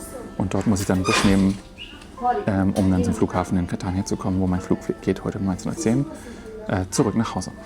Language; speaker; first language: German; native; German